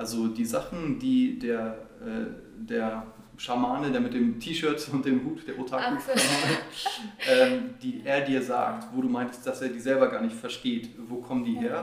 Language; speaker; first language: German; native; German